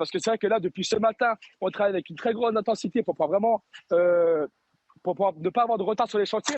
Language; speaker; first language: French; native; French